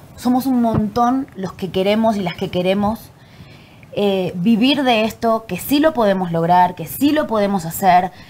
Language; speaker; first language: Spanish; native; Spanish